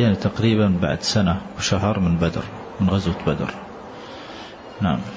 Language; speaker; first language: Arabic; native; Arabic